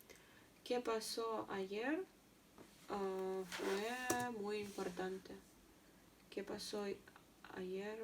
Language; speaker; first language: Spanish; non-native, learner; Russian